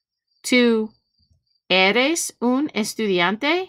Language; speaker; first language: Spanish; non-native, fluent; English